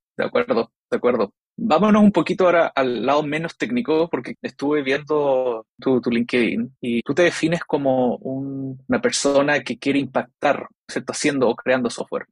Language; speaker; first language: Spanish; native; Spanish